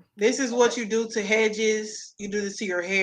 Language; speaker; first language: English; native; English